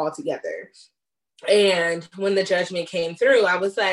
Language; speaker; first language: English; native; English